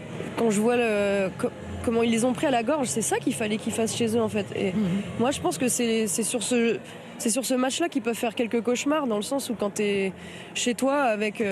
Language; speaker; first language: French; native; French